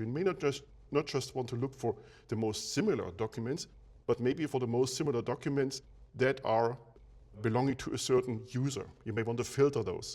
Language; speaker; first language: English; non-native, fluent; German